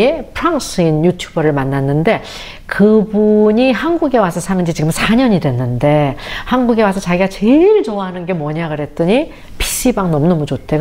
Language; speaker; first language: Korean; native; Korean